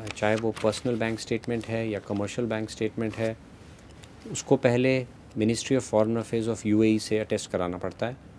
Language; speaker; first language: Hindi; native; Hindi